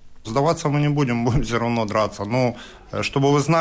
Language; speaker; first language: Polish; non-native, learner; Russian